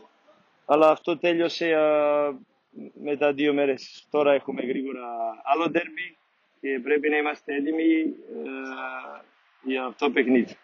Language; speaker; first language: Greek; non-native, fluent; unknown